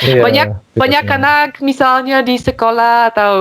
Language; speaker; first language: Indonesian; non-native, fluent; Bulgarian